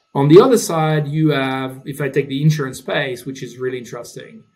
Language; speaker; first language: English; non-native, fluent; French